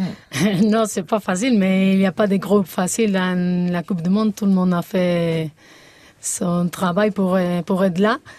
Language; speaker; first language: French; non-native, fluent; Spanish